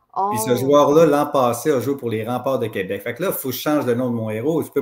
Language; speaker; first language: French; native; French